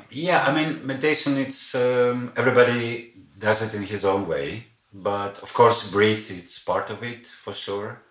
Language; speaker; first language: English; non-native, fluent; Greek